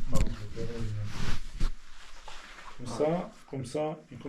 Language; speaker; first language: French; non-native, learner; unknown